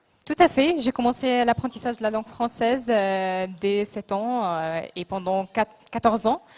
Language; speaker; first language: French; non-native, local second language; Arabic